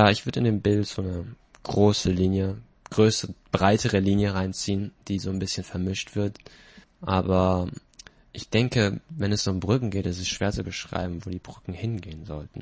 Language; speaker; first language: German; native; German